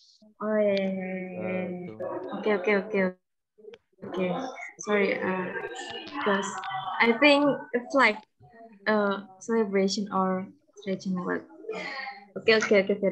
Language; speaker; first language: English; non-native, learner; Indonesian